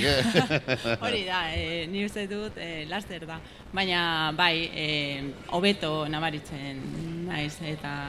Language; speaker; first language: Basque; non-native, learner; Spanish